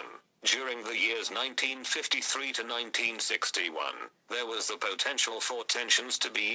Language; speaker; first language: English; native; English